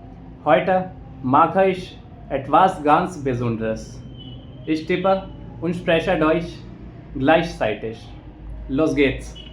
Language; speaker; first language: German; non-native, fluent; Hindi